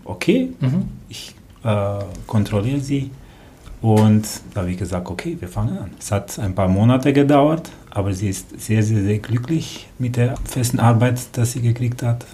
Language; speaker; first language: German; non-native, fluent; Romanian